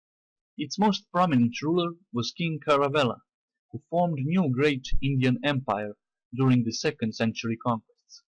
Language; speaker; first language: English; non-native, fluent; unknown